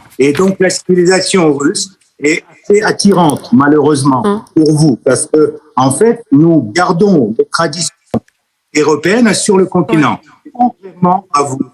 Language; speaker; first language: French; non-native, fluent; Russian